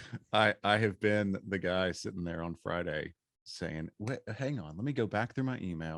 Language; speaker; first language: English; native; English